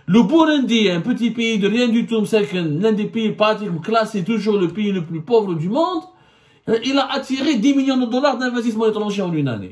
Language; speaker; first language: French; non-native, local second language; Arabic